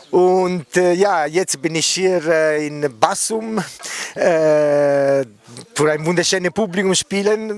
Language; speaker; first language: German; non-native, fluent; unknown